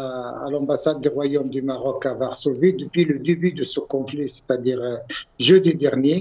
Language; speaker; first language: French; non-native, local second language; Arabic